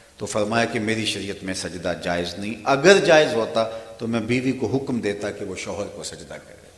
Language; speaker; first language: Urdu; non-native, local second language; Punjabi